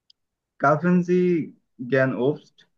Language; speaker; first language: German; non-native, learner; Bangla